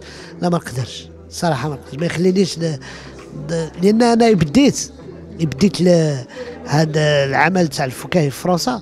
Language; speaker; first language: Arabic; early bilingual, heritage; Arabic